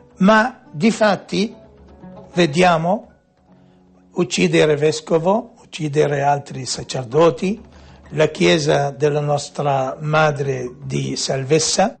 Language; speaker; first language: Italian; non-native, fluent; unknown